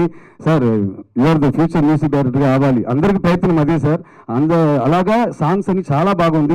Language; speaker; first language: Telugu; non-native, fluent; Tamil